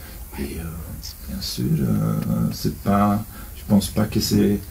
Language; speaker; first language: French; non-native, local second language; Dutch